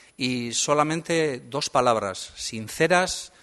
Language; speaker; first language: Spanish; native; Spanish